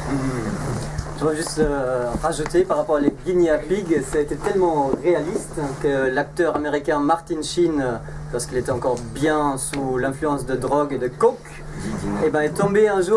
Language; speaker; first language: French; native; French